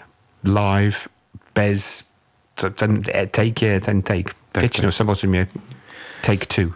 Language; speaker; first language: Czech; non-native, fluent; English